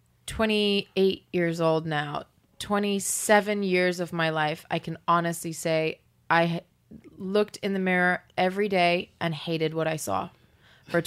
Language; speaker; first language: English; native; English